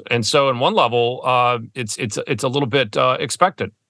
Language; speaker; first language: English; early bilingual, other home language; German